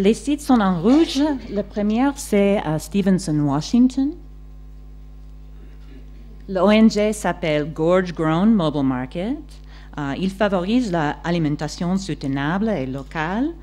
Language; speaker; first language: French; non-native, fluent; English